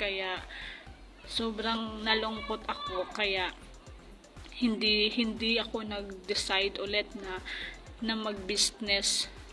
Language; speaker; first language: Filipino; non-native, local second language; Hiligaynon